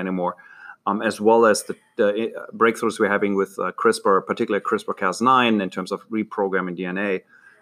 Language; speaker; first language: English; non-native, fluent; German